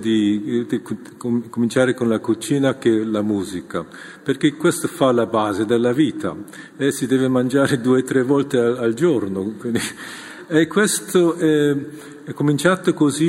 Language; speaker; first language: Italian; non-native, fluent; Korean